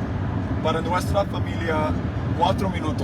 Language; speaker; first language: Spanish; non-native, fluent; English